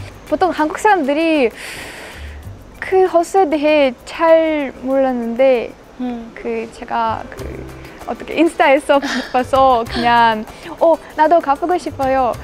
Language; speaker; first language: Korean; non-native, learner; Russian